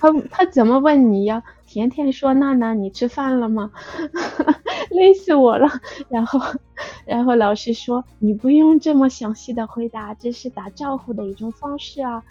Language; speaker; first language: Chinese; non-native, fluent; Russian